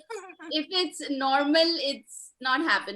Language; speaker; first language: English; non-native, local second language; Hindi